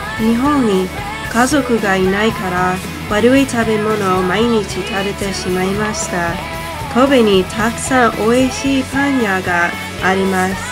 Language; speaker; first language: Japanese; non-native, learner; English